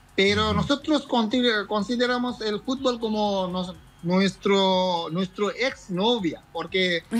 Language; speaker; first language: Spanish; non-native, learner; Bangla